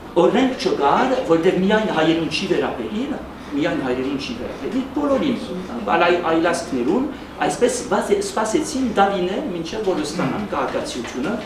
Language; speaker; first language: Armenian; early bilingual, heritage; Armenian